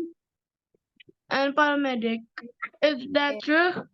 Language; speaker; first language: English; non-native, learner; Indonesian